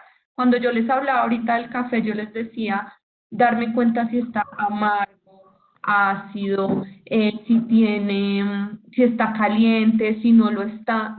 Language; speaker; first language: Spanish; native; Spanish